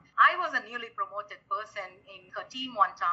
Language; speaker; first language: English; non-native, local second language; Tamil